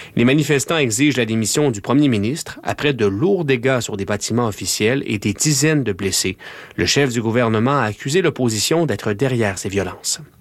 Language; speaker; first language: French; native; French